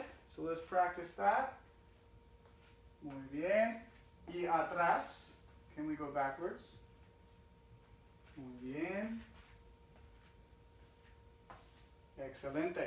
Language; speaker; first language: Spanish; non-native, fluent; English